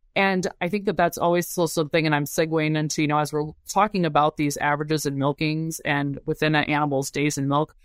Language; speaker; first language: English; native; English